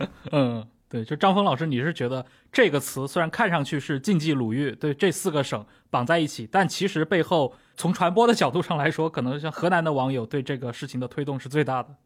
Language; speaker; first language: Chinese; native; Chinese